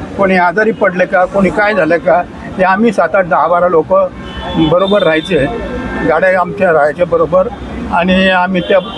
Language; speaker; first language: Marathi; native; Marathi